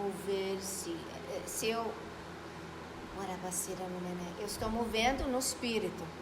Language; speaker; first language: Portuguese; non-native, fluent; Spanish